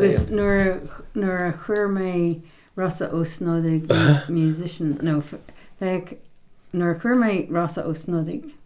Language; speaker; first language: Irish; non-native, local second language; English